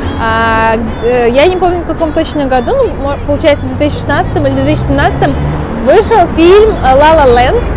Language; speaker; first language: Russian; native; Russian